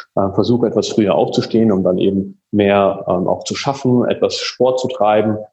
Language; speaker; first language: German; native; German